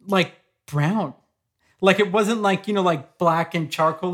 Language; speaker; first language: English; native; English